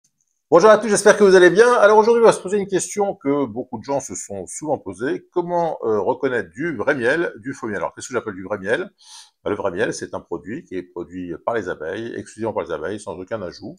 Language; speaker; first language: French; native; French